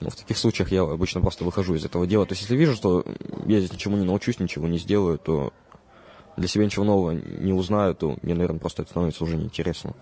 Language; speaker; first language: Russian; native; Russian